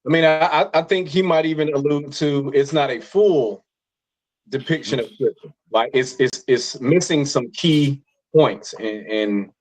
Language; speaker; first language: English; native; English